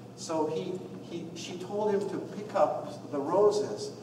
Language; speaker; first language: English; non-native, fluent; Arabic